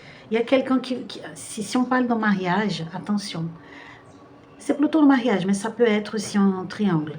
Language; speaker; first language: French; non-native, fluent; Portuguese